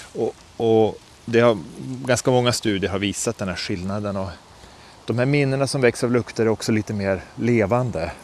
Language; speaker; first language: Swedish; native; Swedish